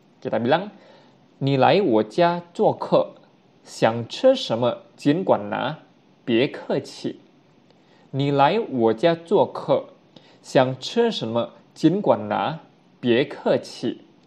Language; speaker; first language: Chinese; non-native, fluent; Indonesian